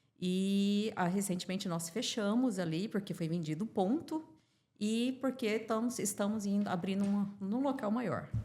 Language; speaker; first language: Portuguese; native; Portuguese